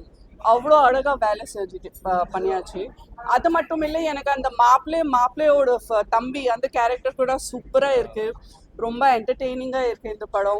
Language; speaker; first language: Tamil; non-native, fluent; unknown